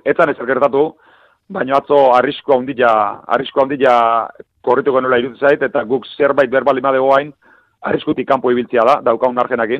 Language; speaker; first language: Basque; native; Basque